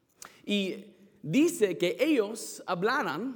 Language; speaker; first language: Spanish; non-native, fluent; English